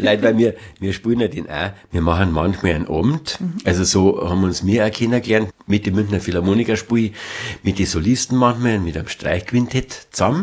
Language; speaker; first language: German; native; German